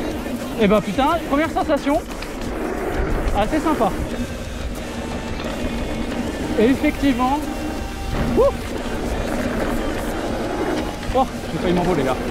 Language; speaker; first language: French; native; French